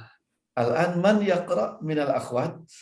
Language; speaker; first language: Arabic; non-native, fluent; Indonesian